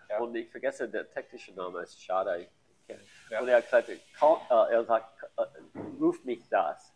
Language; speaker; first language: German; non-native, learner; English